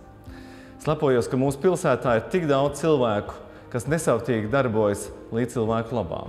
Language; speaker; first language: Latvian; native; Latvian